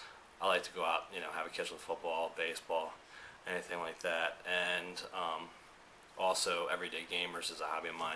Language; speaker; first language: English; early bilingual, other home language; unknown